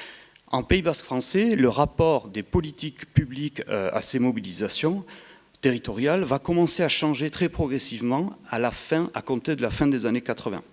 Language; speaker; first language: French; native; French